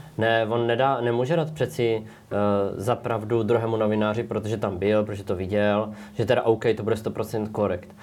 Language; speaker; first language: Czech; native; Czech